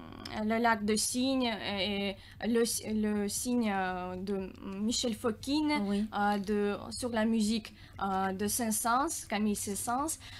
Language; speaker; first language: French; non-native, learner; Russian